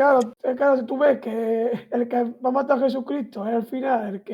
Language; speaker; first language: Spanish; native; Spanish